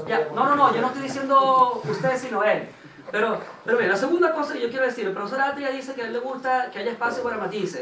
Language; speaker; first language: Spanish; native; Spanish